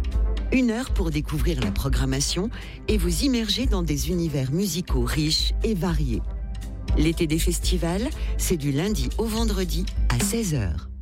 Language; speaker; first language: French; native; French